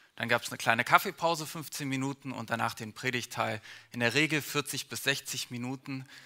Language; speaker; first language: German; early bilingual, other home language; English